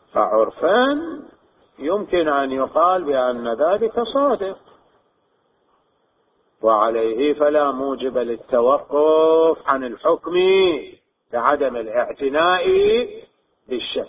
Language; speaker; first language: Arabic; native; Arabic